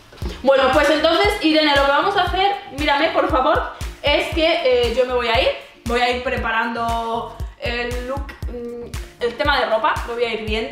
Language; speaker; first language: Spanish; native; Spanish